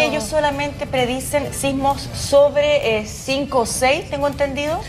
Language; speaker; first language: Spanish; native; Spanish